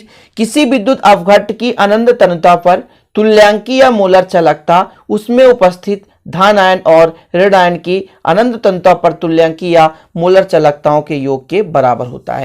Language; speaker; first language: Hindi; native; Hindi